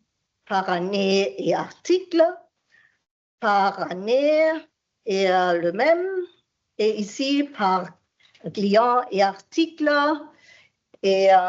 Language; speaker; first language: French; non-native, fluent; German